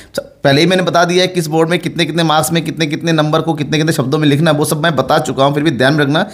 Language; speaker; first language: Hindi; native; Hindi